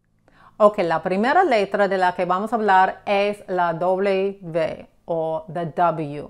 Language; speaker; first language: Spanish; non-native, fluent; English